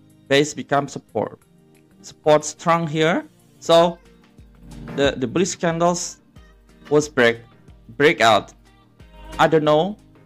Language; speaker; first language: English; non-native, learner; Indonesian